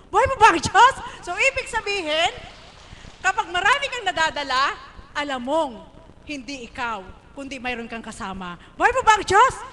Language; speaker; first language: Filipino; native; Filipino